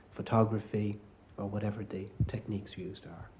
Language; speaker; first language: English; native; English